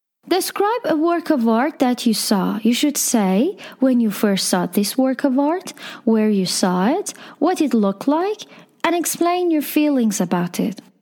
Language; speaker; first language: English; non-native, fluent; Persian